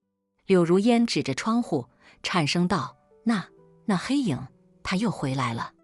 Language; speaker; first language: Chinese; native; Chinese